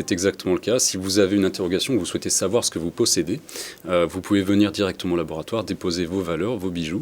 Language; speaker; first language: French; native; French